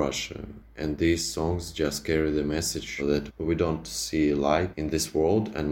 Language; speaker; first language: English; non-native, fluent; Belarusian